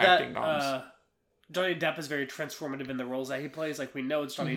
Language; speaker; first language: English; native; English